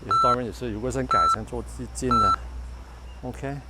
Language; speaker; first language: Chinese; non-native, local second language; Cantonese